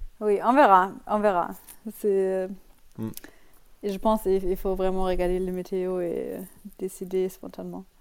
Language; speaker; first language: French; non-native, learner; German